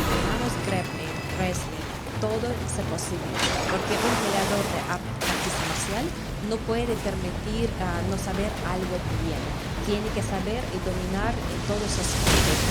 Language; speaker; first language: Spanish; non-native, fluent; Russian